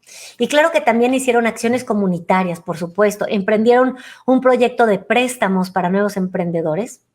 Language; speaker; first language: Spanish; native; Spanish